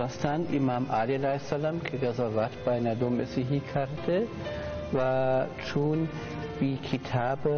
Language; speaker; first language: Persian; non-native, learner; German